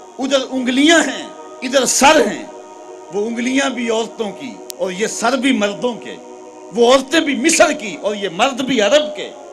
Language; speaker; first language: Urdu; non-native, local second language; Punjabi